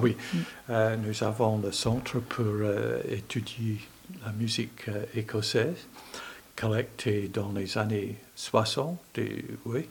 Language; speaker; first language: French; non-native, learner; English